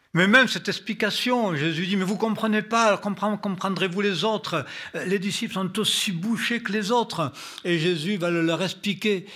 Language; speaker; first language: French; native; French